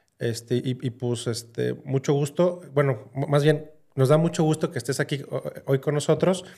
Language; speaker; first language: Spanish; native; Spanish